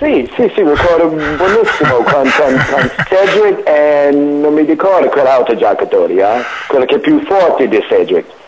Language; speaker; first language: Italian; non-native, learner; English